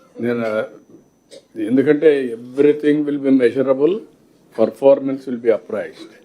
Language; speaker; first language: Telugu; native; Telugu